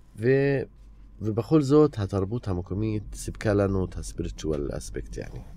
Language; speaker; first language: Hebrew; non-native, local second language; Arabic